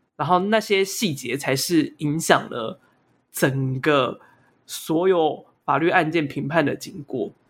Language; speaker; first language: Chinese; native; Chinese